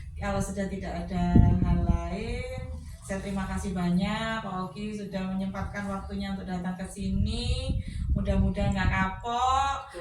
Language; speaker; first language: Indonesian; non-native, local second language; Madurese